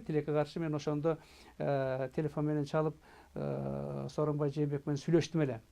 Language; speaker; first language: Kyrgyz; native; Kyrgyz